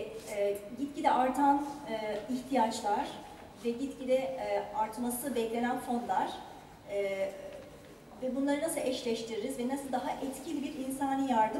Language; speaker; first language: Turkish; native; Turkish